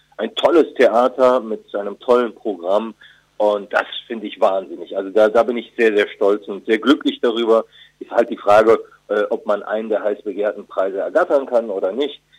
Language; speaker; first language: German; early bilingual, other home language; Turkish